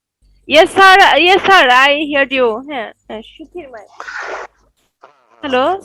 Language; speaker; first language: English; non-native, local second language; Bangla